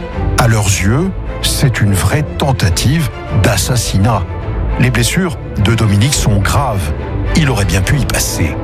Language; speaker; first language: French; native; French